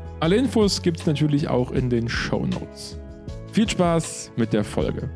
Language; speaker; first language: German; native; German